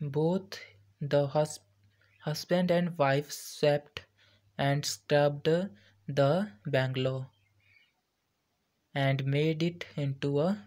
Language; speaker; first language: Hindi; native; Hindi